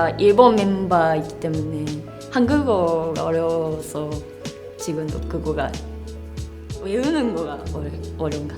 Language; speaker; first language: Korean; non-native, fluent; Japanese